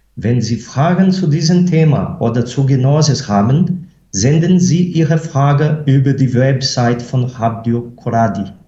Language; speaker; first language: German; non-native, fluent; Portuguese